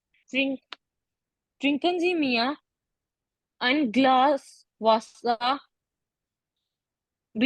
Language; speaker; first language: German; non-native, learner; Hindi